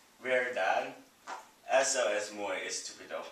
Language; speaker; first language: Spanish; non-native, learner; English